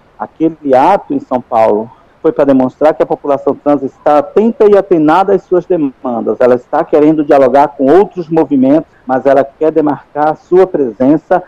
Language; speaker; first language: Portuguese; native; Portuguese